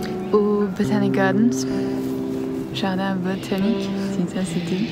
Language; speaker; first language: French; non-native, fluent; English